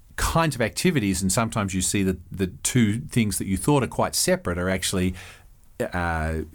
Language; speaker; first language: English; native; English